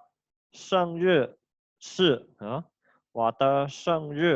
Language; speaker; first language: Chinese; non-native, fluent; Khmer